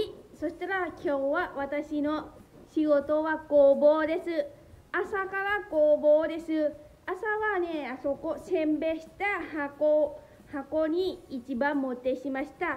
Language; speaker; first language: Japanese; non-native, learner; Lao